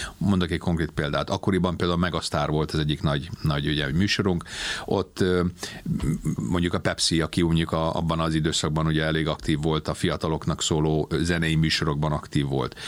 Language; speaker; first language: Hungarian; early bilingual, heritage; Hungarian